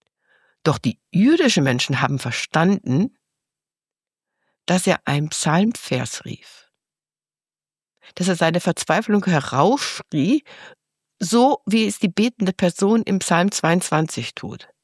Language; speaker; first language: German; native; German